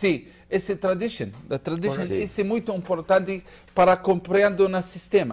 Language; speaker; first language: Spanish; non-native, learner; Hebrew